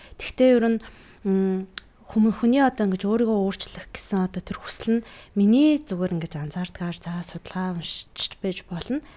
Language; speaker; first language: Mongolian; native; Mongolian